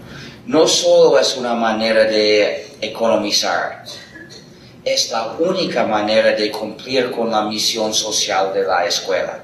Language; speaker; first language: Spanish; non-native, fluent; English